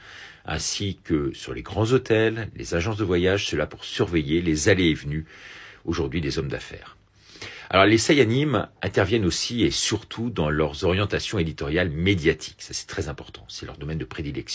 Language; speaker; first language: French; native; French